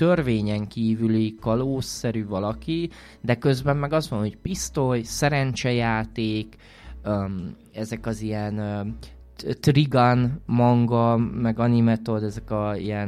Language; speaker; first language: Hungarian; native; Hungarian